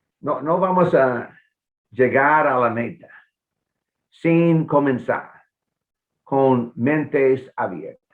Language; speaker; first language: Spanish; non-native, fluent; English